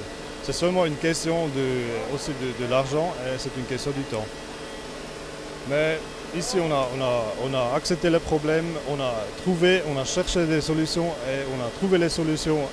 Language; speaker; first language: French; non-native, local second language; Italian